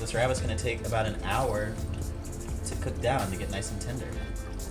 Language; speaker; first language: English; native; English